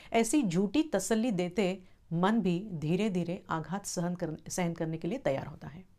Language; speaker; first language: Hindi; non-native, local second language; Marathi